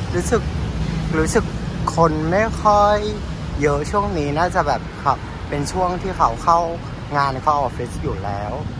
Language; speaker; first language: Thai; non-native, fluent; Vietnamese